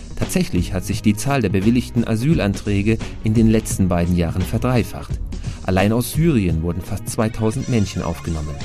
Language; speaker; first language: German; native; German